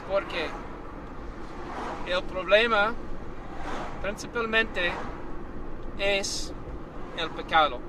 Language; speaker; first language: Spanish; non-native, learner; English